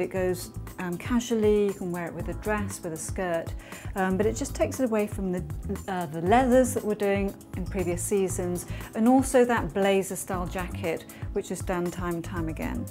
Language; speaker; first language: English; native; English